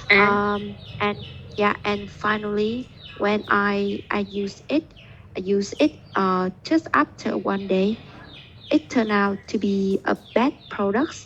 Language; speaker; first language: English; non-native, learner; Vietnamese